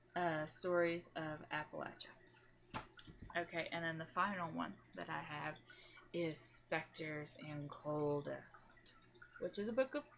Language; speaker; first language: English; native; English